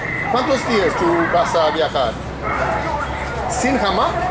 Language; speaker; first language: Spanish; non-native, learner; English